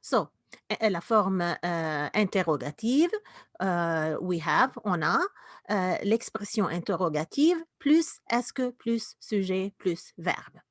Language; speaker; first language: French; non-native, fluent; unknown